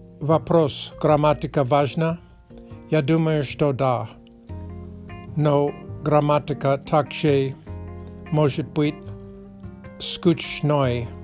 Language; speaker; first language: Russian; non-native, learner; Czech